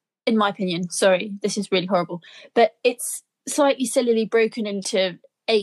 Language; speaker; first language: English; native; English